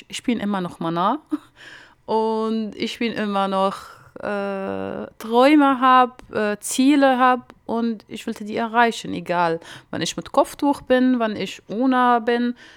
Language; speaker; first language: German; non-native, fluent; Arabic